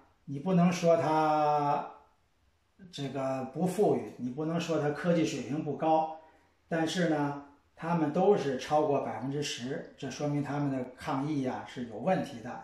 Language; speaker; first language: Chinese; native; Chinese